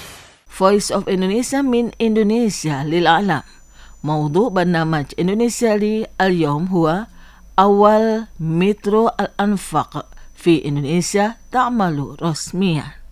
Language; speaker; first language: Arabic; non-native, fluent; Indonesian